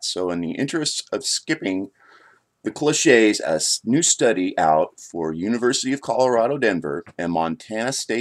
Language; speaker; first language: English; native; English